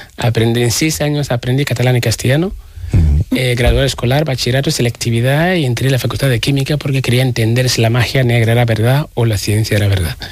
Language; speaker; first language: Spanish; non-native, fluent; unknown